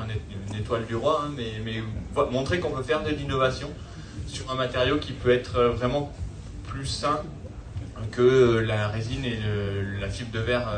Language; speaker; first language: French; native; French